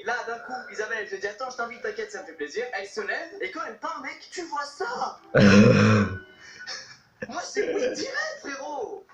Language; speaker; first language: French; native; French